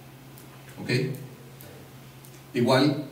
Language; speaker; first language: Spanish; native; Spanish